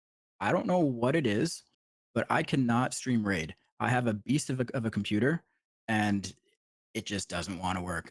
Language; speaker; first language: English; native; English